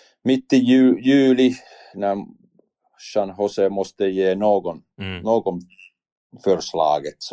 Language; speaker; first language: Swedish; non-native, learner; Finnish